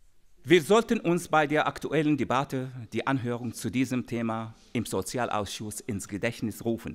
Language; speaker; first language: German; non-native, fluent; Arabic